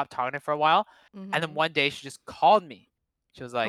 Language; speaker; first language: English; non-native, fluent; Cantonese